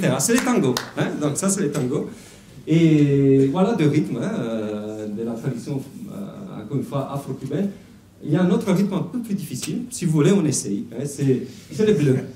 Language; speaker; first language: French; non-native, fluent; Italian